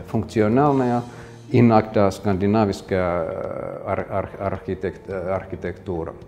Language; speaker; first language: Russian; non-native, fluent; Finnish